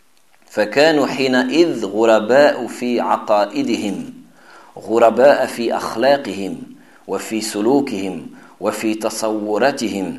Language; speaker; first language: Arabic; non-native, fluent; French